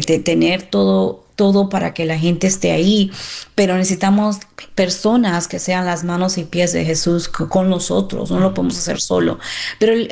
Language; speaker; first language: Spanish; early bilingual, heritage; Spanish